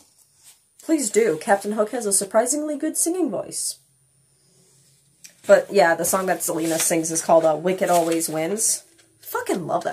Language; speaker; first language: English; native; English